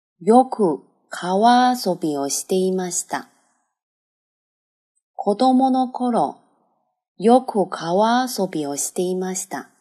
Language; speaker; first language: Japanese; non-native, fluent; Chinese